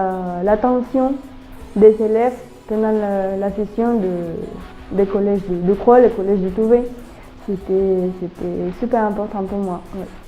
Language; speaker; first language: French; non-native, learner; Spanish